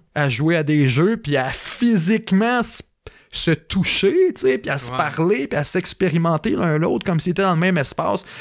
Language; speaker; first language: French; native; French